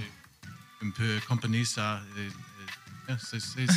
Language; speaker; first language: French; non-native, learner; English